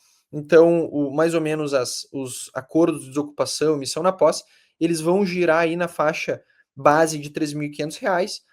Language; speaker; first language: Portuguese; native; Portuguese